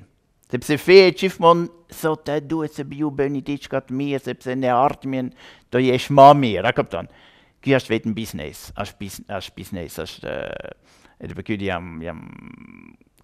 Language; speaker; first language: Albanian; non-native, learner; German